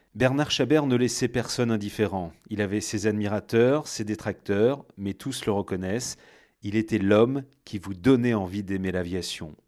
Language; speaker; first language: French; native; French